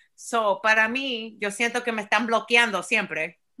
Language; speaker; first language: Spanish; early bilingual, heritage; Spanish